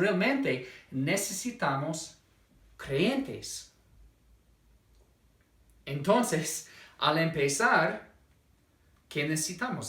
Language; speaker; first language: Spanish; non-native, fluent; English